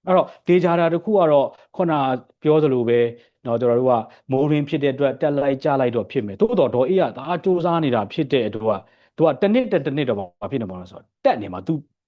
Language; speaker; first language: Burmese; native; Burmese